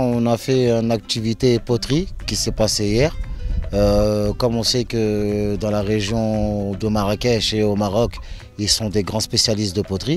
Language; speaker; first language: French; native; French